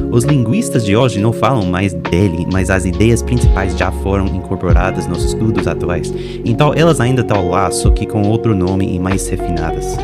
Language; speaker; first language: Portuguese; non-native, fluent; English